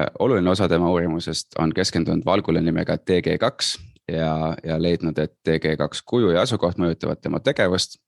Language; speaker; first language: Estonian; native; Estonian